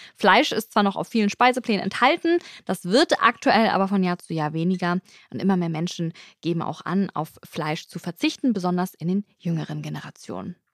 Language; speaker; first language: German; non-native, fluent; Spanish